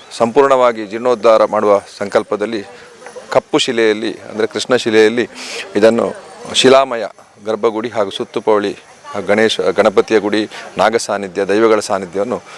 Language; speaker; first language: Kannada; native; Kannada